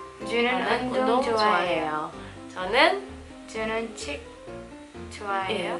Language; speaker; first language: Korean; non-native, learner; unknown